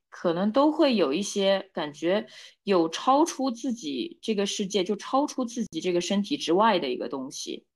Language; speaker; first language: Chinese; non-native, local second language; Korean